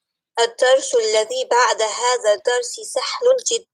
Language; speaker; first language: Arabic; non-native, learner; English